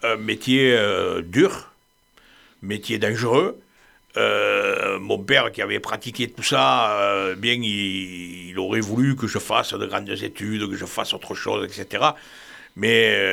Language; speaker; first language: French; native; French